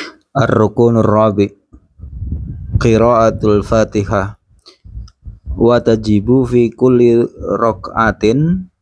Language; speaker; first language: Arabic; non-native, learner; Indonesian